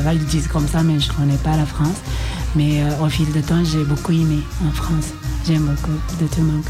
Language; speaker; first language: French; non-native, learner; Oromo